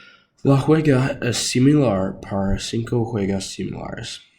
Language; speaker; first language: Spanish; non-native, learner; English